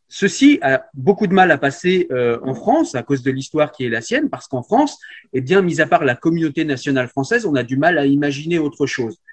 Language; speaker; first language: French; native; French